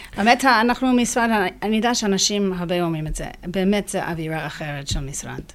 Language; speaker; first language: Hebrew; non-native, fluent; English